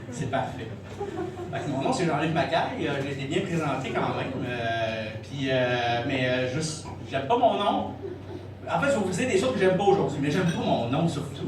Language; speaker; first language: French; native; French